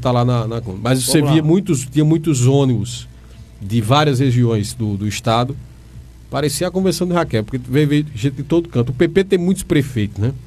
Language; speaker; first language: Portuguese; native; Portuguese